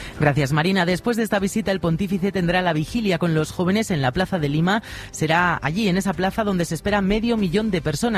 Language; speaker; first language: Spanish; native; Spanish